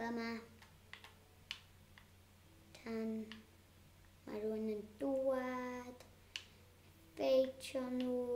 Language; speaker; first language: Welsh; non-native, local second language; English